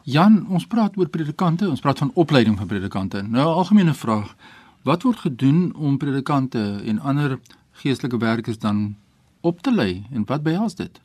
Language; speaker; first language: Afrikaans; native; Afrikaans